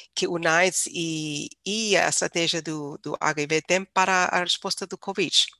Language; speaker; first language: Portuguese; non-native, fluent; English